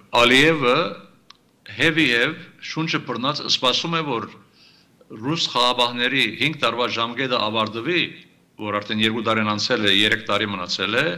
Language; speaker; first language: Armenian; early bilingual, heritage; Armenian